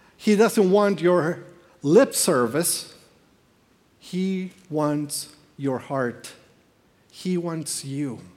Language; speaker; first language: English; non-native, fluent; Spanish